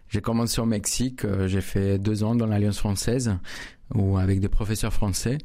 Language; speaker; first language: French; non-native, fluent; Spanish